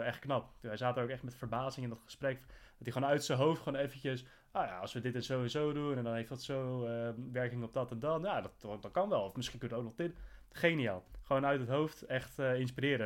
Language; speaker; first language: Dutch; native; Dutch